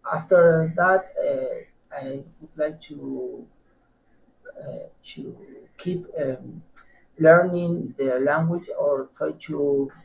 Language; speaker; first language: English; non-native, learner; Spanish